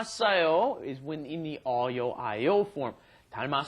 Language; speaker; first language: Korean; non-native, fluent; English